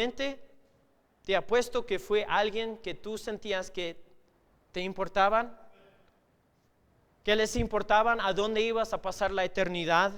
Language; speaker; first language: Spanish; non-native, fluent; English